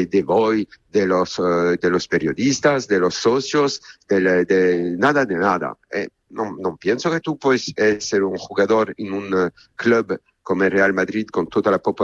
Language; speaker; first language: Spanish; non-native, learner; Italian